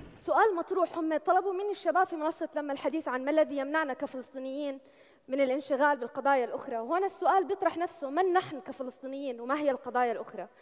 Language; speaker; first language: Arabic; native; Arabic